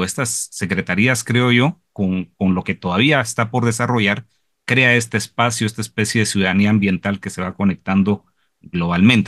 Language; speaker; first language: Spanish; native; Spanish